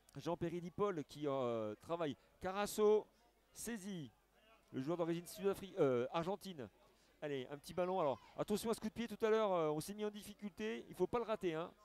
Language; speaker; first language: French; native; French